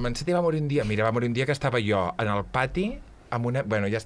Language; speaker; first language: Catalan; native; Catalan